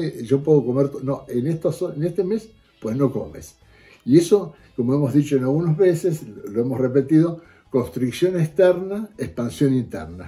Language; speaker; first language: Spanish; native; Spanish